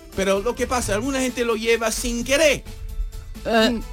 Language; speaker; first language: Spanish; non-native, fluent; English